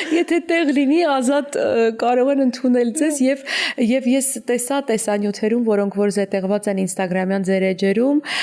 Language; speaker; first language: Armenian; native; Armenian